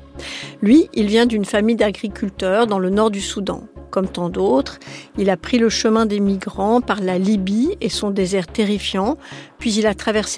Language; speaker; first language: French; native; French